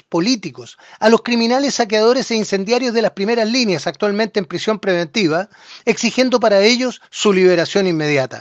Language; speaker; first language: Spanish; native; Spanish